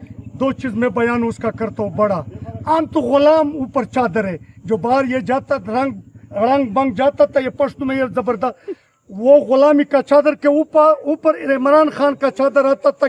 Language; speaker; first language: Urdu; non-native, local second language; Pashto